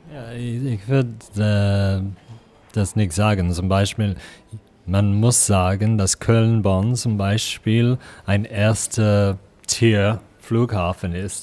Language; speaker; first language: German; non-native, fluent; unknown